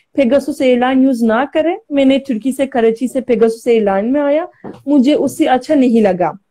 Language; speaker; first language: Hindi; non-native, learner; Turkish